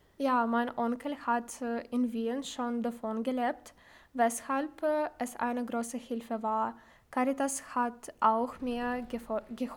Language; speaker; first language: German; non-native, learner; Ukrainian